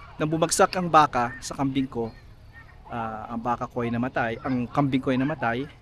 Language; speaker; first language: Filipino; native; Filipino